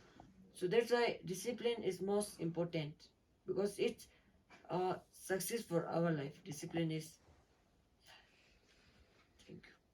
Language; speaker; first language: English; non-native, learner; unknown